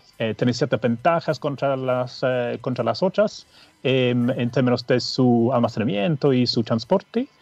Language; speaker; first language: Spanish; non-native, fluent; English